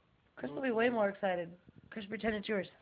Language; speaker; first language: English; native; English